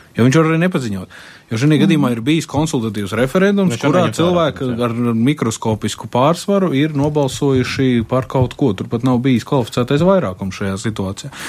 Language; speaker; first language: Latvian; native; Latvian